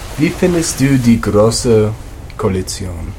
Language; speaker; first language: German; non-native, learner; English